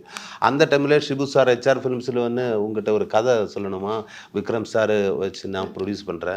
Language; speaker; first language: Tamil; non-native, learner; Malayalam